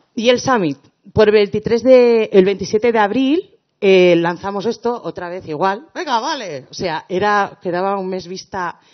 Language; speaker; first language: Spanish; native; Spanish